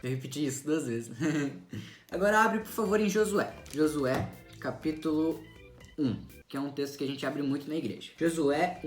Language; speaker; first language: Portuguese; native; Portuguese